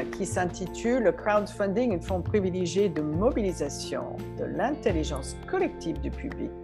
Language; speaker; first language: French; native; French